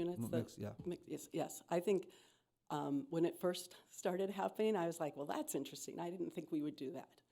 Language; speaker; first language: English; native; English